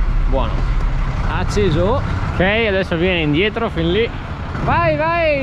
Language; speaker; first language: Italian; native; Italian